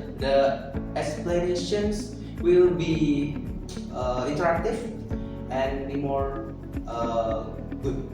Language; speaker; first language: English; non-native, learner; Indonesian